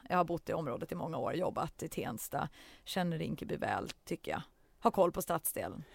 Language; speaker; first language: Swedish; early bilingual, other home language; Central Kurdish